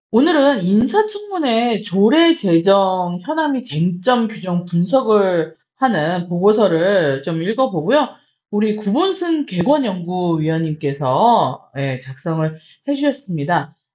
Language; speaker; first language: Korean; native; Korean